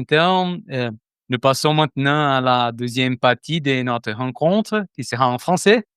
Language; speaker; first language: French; non-native, fluent; Portuguese